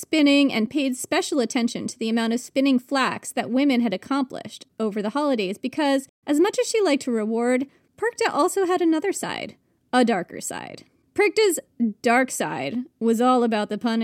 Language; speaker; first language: English; native; English